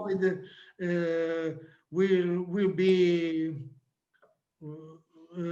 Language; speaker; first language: English; non-native, learner; Italian